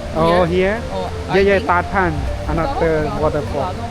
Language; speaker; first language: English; non-native, learner; Lao